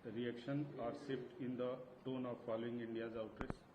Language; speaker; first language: English; non-native, local second language; Hindi